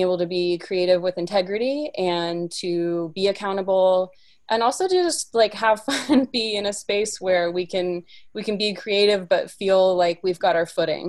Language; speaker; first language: English; native; English